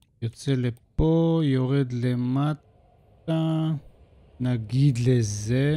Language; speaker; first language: Hebrew; native; Hebrew